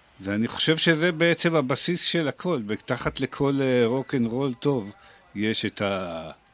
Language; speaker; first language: Hebrew; native; Hebrew